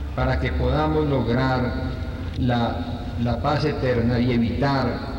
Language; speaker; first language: Spanish; native; Spanish